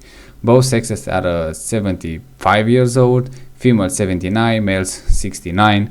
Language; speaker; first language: English; non-native, fluent; Romanian